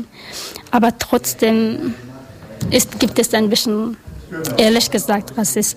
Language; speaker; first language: German; non-native, learner; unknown